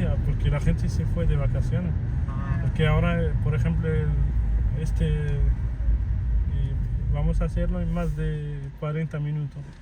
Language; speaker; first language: Spanish; non-native, fluent; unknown